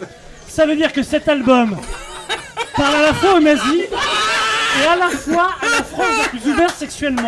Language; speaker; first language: French; native; French